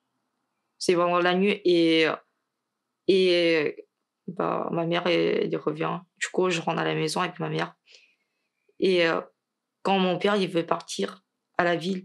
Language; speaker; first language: French; non-native, learner; Chinese